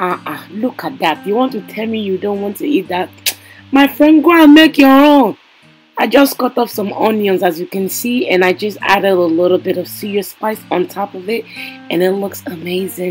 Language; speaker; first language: English; non-native, local second language; Yoruba